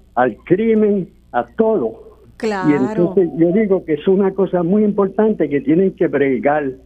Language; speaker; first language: Spanish; native; Spanish